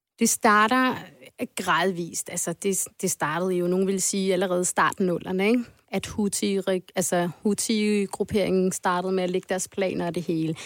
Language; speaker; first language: Danish; early bilingual, other home language; Arabic